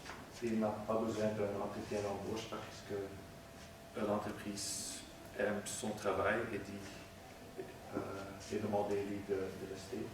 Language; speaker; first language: French; non-native, learner; Dutch